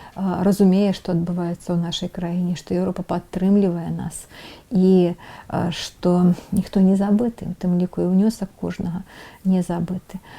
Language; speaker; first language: Belarusian; non-native, local second language; Russian